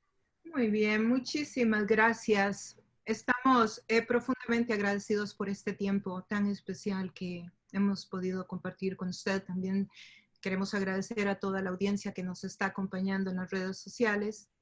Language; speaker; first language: Spanish; native; Spanish